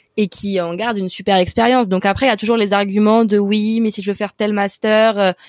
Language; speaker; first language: French; native; French